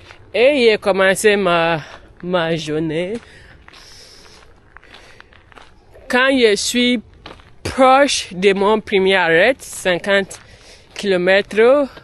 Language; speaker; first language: French; non-native, learner; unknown